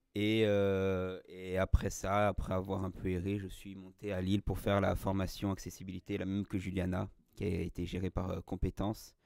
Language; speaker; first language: French; native; French